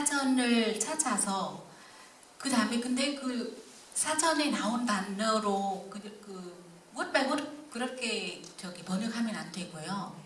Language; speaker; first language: Korean; non-native, fluent; Vietnamese